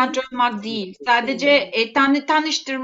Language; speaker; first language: Turkish; non-native, learner; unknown